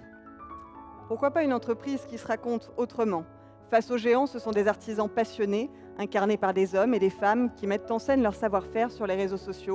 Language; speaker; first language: French; native; French